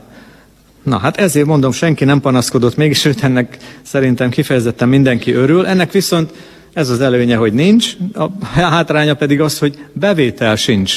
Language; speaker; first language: Hungarian; native; Hungarian